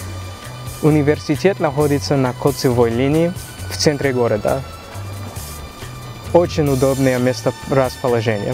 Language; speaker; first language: Russian; non-native, learner; English